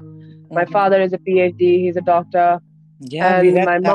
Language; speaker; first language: English; non-native, local second language; Hindi